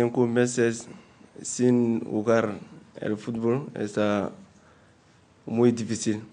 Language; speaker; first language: Spanish; non-native, learner; French